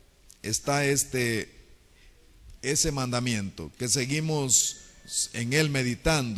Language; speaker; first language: Spanish; native; Spanish